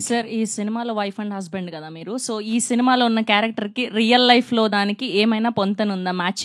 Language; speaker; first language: Telugu; native; Telugu